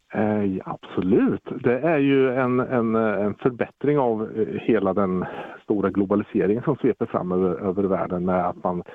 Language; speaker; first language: Swedish; native; Swedish